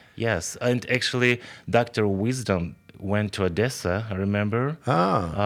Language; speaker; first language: English; non-native, fluent; Ukrainian